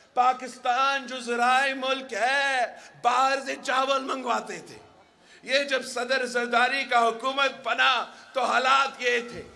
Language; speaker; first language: Urdu; early bilingual, heritage; Urdu